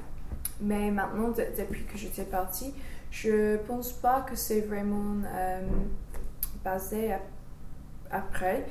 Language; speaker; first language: French; non-native, learner; English